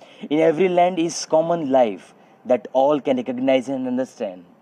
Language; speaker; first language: English; non-native, local second language; Gujarati